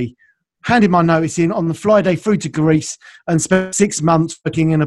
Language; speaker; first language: English; native; English